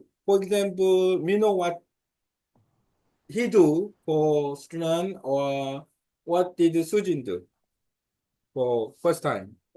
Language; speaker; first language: English; non-native, learner; Korean